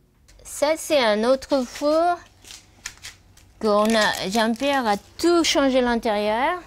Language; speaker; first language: French; non-native, fluent; Japanese